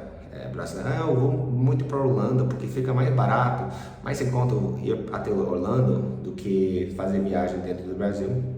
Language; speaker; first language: Portuguese; early bilingual, other home language; English